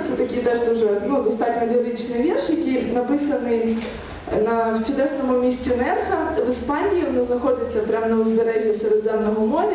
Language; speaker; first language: Ukrainian; native; Ukrainian